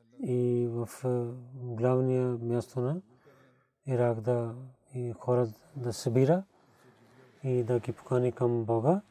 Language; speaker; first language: Bulgarian; non-native, learner; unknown